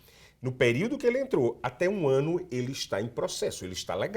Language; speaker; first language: Portuguese; native; Portuguese